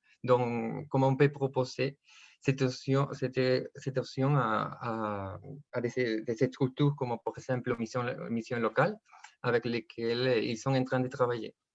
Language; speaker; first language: French; non-native, fluent; Spanish